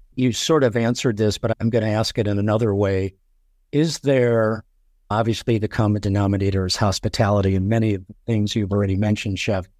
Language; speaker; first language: English; native; English